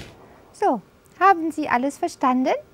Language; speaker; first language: German; non-native, fluent; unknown